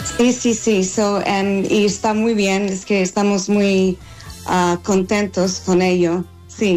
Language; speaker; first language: Spanish; non-native, learner; English